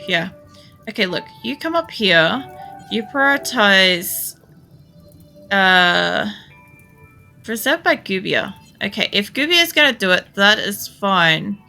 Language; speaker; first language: English; native; English